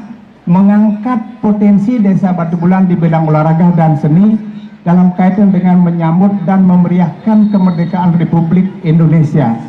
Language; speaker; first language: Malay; non-native, local second language; Balinese